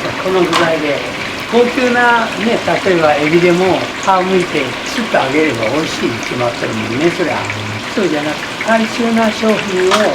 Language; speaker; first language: Japanese; native; Japanese